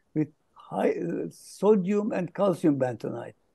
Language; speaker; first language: English; non-native, fluent; Turkish